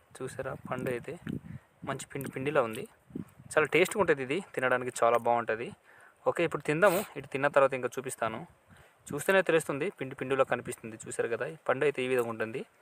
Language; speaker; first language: Telugu; native; Telugu